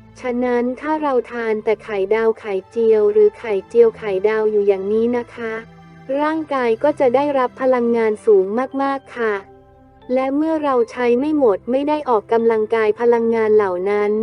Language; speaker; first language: Thai; native; Thai